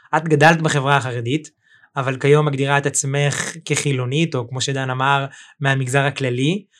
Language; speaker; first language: Hebrew; native; Hebrew